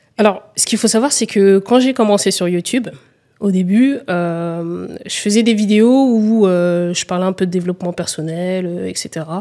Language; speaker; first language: French; early bilingual, other home language; Lingala